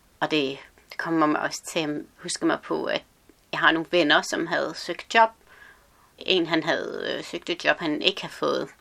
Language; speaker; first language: Danish; early bilingual, other home language; Arabic